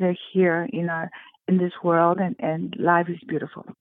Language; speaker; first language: English; native; English